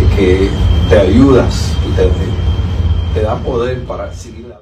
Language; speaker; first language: Spanish; early bilingual, heritage; Spanish